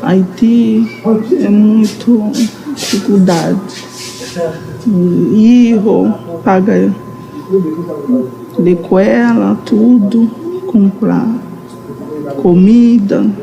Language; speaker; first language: Portuguese; non-native, learner; Haitian Creole